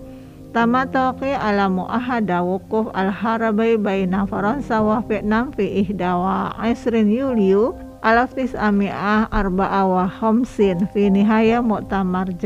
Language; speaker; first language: Arabic; non-native, fluent; Indonesian